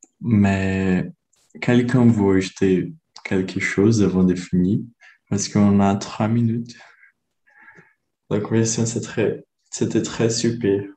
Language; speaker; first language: French; non-native, learner; Portuguese